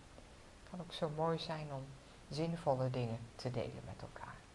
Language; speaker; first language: Dutch; native; Dutch